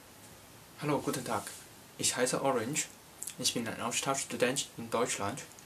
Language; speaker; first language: German; non-native, learner; Cantonese